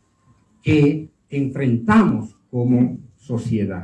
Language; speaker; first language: Spanish; native; Spanish